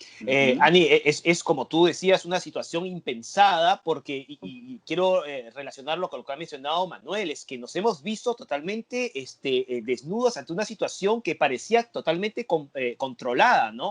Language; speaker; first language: Spanish; native; Spanish